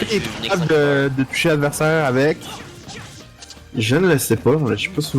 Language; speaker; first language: French; native; French